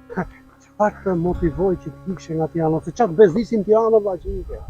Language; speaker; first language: Albanian; native; Albanian